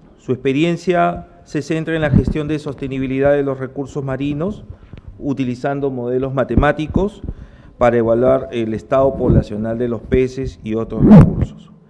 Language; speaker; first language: Spanish; native; Spanish